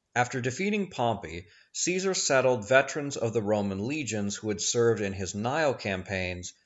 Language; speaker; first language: English; native; English